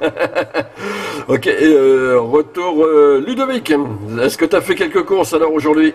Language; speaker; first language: French; native; French